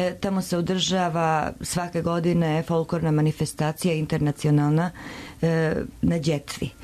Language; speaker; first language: Serbian; non-native, local second language; Slovak